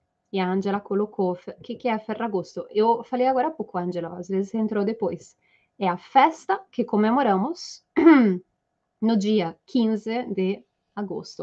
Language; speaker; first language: Portuguese; non-native, fluent; Italian